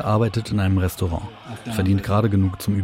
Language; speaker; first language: German; native; German